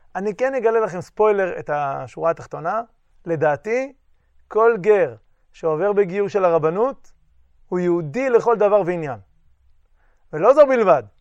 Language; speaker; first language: Hebrew; native; Hebrew